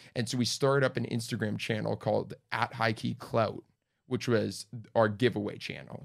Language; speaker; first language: English; native; English